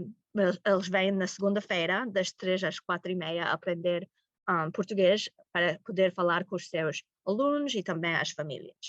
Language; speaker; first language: Portuguese; early bilingual, heritage; Portuguese